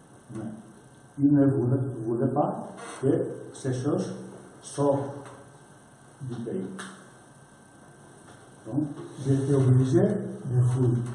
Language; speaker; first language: French; non-native, learner; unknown